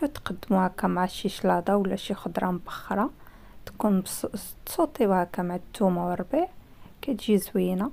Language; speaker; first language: Arabic; native; Arabic